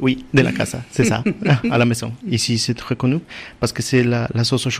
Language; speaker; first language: French; non-native, learner; Spanish